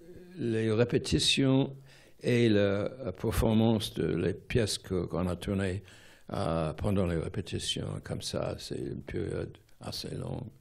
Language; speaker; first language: French; non-native, fluent; English